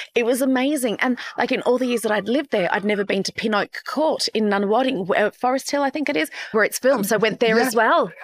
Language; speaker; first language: English; native; English